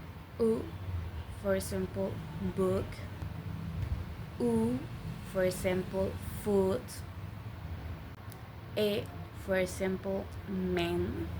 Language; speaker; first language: English; non-native, learner; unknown